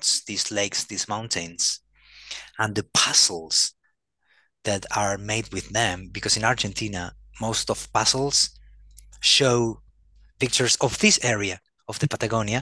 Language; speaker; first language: English; non-native, fluent; Spanish